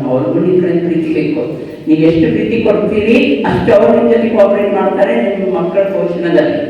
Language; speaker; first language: Kannada; non-native, local second language; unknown